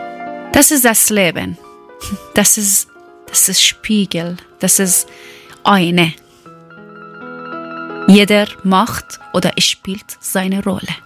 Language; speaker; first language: German; non-native, learner; Persian